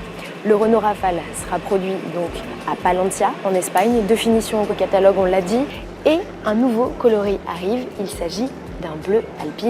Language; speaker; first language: French; native; French